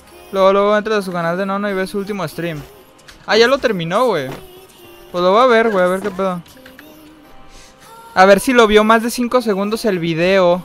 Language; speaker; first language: Spanish; native; Spanish